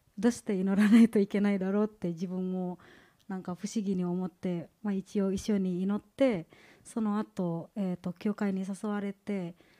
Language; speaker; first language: Japanese; non-native, fluent; Indonesian